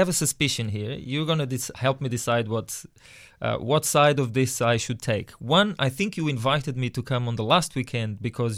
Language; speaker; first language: English; non-native, fluent; Portuguese